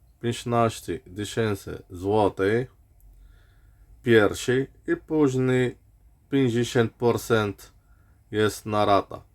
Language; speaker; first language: Polish; non-native, learner; Arabic